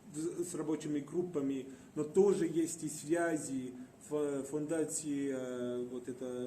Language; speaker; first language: Russian; non-native, fluent; Estonian